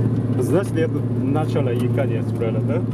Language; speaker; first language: Russian; non-native, fluent; Korean